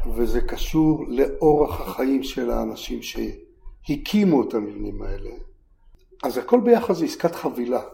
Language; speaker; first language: Hebrew; native; Hebrew